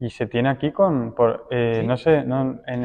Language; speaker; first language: Spanish; native; Spanish